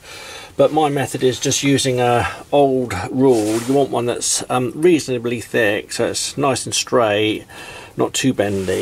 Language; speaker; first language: English; native; English